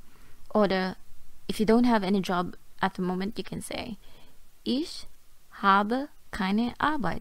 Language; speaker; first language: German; non-native, fluent; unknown